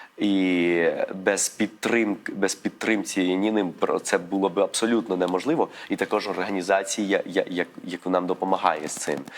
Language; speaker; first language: Ukrainian; early bilingual, heritage; Ukrainian